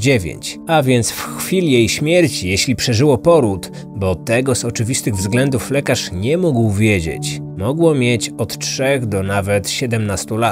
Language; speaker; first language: Polish; native; Polish